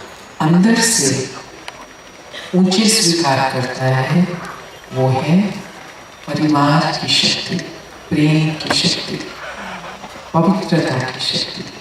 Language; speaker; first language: Hindi; native; Hindi